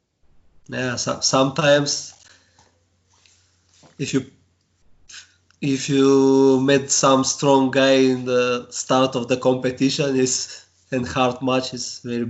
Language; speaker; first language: English; non-native, learner; Bulgarian